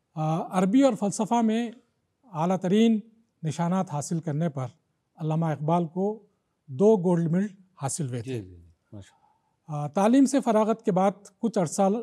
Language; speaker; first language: Urdu; native; Urdu